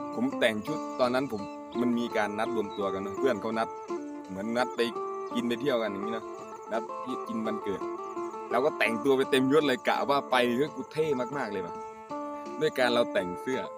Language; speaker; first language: Thai; non-native, local second language; Northeastern Thai